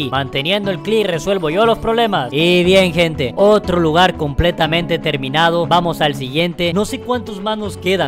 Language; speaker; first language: Spanish; native; Spanish